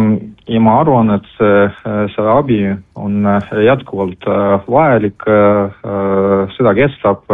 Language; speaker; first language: Estonian; non-native, local second language; Russian